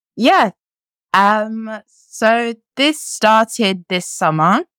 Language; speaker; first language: English; early bilingual, other home language; French